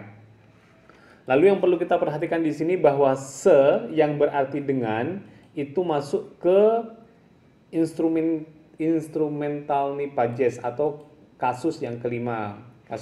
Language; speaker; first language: Indonesian; non-native, local second language; Javanese